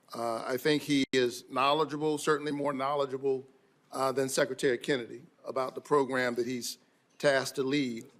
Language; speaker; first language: English; native; English